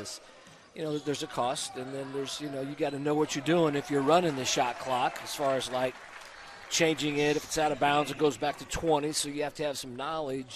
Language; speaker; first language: English; native; English